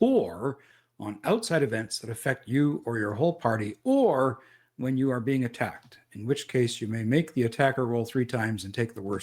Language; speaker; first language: English; native; English